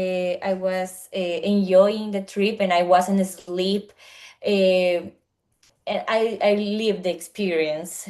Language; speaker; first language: English; non-native, learner; Spanish